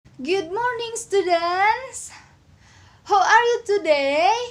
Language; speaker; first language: English; non-native, learner; Indonesian